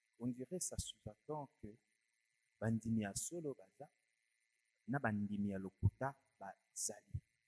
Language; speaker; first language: Lingala; native; Lingala